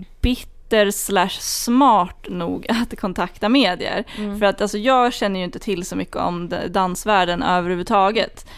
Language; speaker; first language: Swedish; native; Swedish